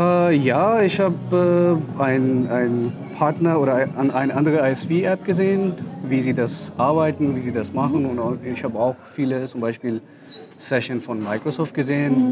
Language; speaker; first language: German; non-native, learner; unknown